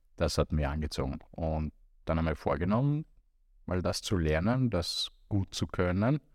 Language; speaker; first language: German; non-native, fluent; Romanian